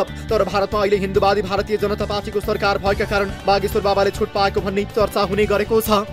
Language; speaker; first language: Nepali; native; Nepali